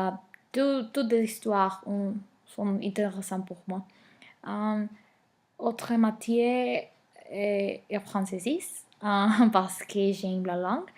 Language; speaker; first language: French; non-native, learner; Spanish